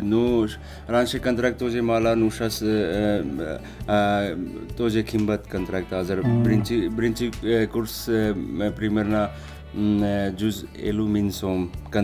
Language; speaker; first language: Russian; non-native, learner; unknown